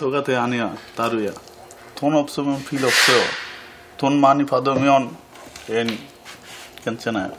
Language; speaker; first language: Korean; non-native, learner; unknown